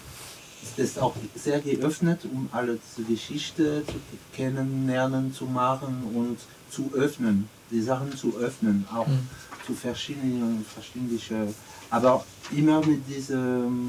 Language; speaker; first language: German; non-native, learner; French